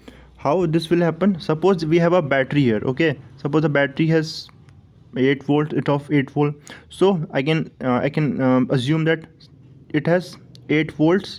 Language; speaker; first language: English; non-native, local second language; Hindi